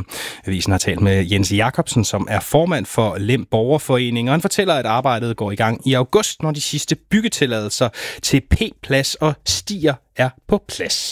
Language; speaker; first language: Danish; native; Danish